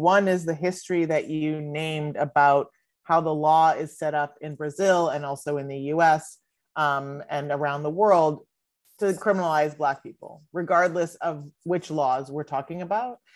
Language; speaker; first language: English; native; English